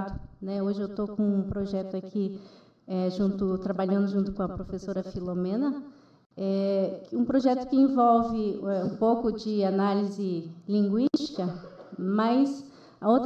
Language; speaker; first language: Portuguese; non-native, local second language; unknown